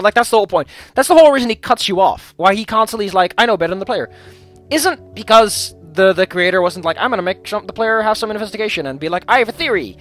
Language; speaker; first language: English; non-native, fluent; Dutch